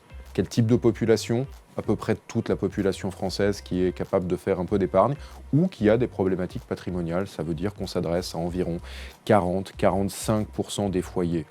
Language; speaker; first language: French; native; French